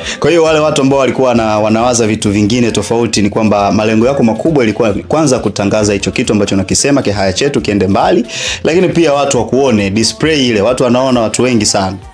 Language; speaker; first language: Swahili; native; Swahili